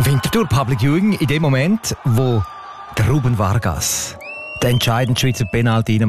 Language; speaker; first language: German; native; German